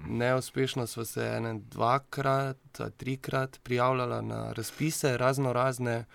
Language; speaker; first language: Slovenian; native; Slovenian